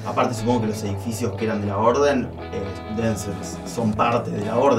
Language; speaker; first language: Spanish; native; Spanish